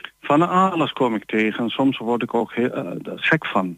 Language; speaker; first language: Dutch; non-native, learner; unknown